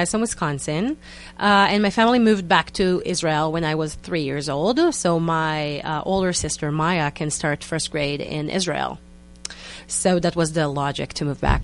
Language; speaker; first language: English; non-native, fluent; Hebrew